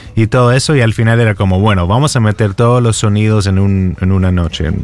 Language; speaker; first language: Spanish; non-native, fluent; English